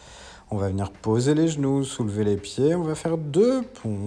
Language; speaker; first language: French; native; French